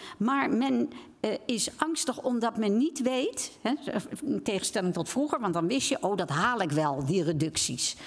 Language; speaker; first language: Dutch; native; Dutch